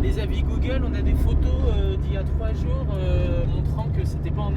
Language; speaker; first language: French; native; French